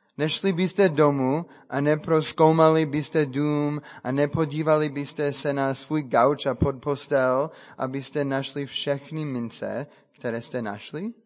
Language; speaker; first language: Czech; non-native, fluent; English